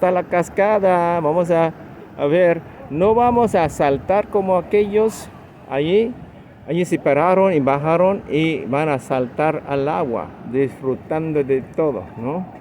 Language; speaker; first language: Spanish; non-native, fluent; English